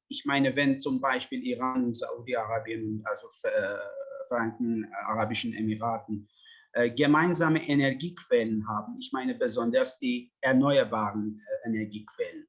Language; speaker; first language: German; non-native, fluent; Persian